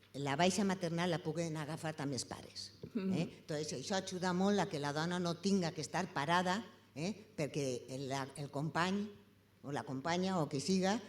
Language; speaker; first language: Catalan; native; Catalan